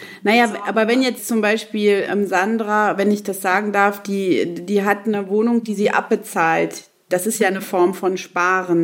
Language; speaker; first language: German; native; German